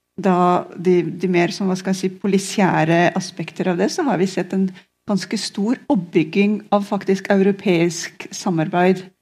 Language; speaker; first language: Norwegian; non-native, fluent; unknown